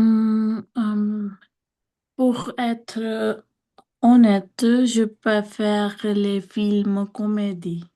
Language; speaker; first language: French; non-native, learner; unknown